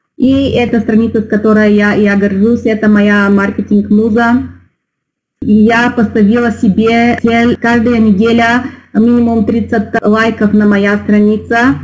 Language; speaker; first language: Russian; non-native, learner; Bulgarian